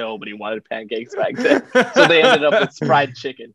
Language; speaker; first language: English; non-native, fluent; Chinese